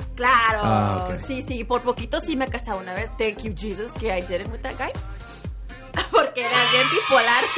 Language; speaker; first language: Spanish; early bilingual, heritage; Spanish